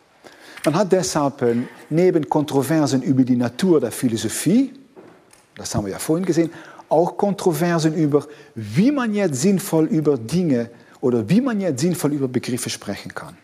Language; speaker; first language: German; non-native, fluent; Dutch